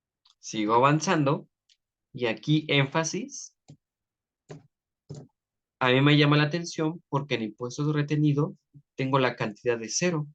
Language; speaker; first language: Spanish; native; Spanish